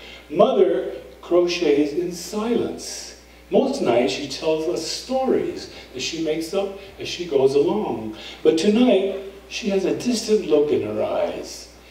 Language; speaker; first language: English; early bilingual, other home language; Spanish